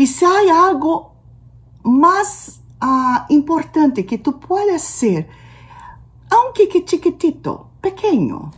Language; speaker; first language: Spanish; non-native, learner; Portuguese